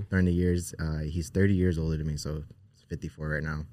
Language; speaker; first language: English; native; English